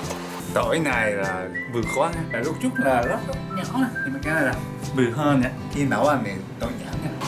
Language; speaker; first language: Vietnamese; non-native, learner; Japanese